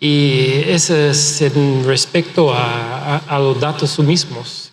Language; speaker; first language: Spanish; non-native, fluent; English